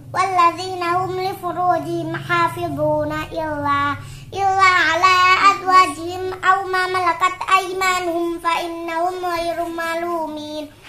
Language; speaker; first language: Arabic; non-native, learner; Indonesian